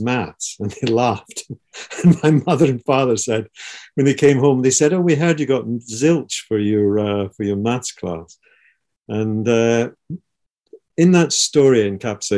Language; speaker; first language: English; native; English